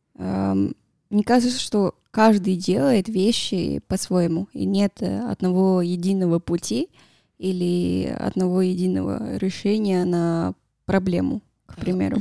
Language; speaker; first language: Russian; non-native, fluent; Spanish